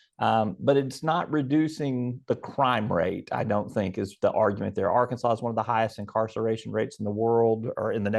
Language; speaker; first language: English; native; English